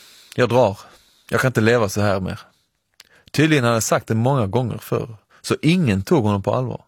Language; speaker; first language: Swedish; early bilingual, other home language; Persian